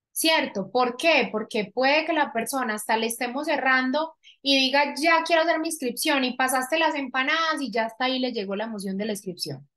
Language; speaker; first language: Spanish; native; Spanish